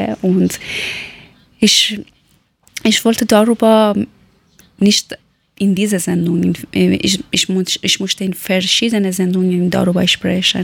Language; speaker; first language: German; non-native, learner; Persian